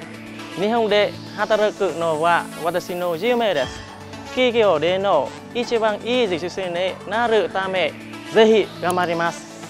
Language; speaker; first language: Japanese; non-native, learner; Vietnamese